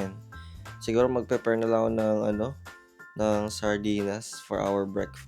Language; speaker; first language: Filipino; native; Filipino